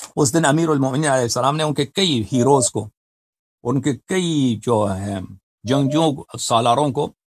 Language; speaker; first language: Urdu; non-native, fluent; Persian